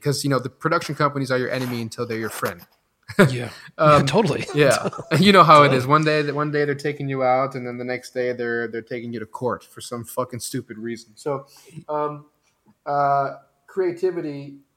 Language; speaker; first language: English; non-native, fluent; French